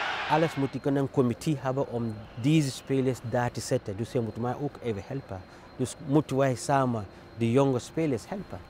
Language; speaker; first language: Dutch; non-native, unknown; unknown